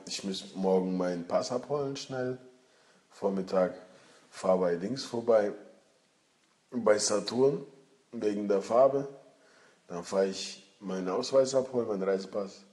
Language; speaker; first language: German; early bilingual, other home language; Russian